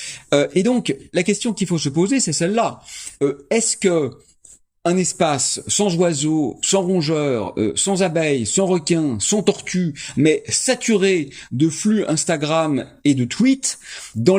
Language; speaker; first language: French; native; French